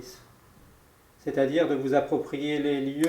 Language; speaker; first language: French; native; French